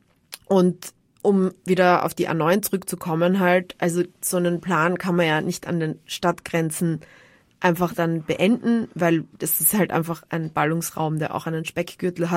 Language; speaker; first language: German; native; German